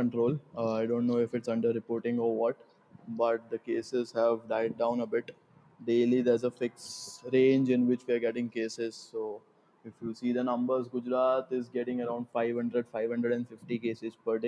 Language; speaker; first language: English; non-native, local second language; Gujarati